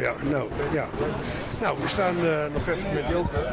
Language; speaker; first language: Dutch; native; Dutch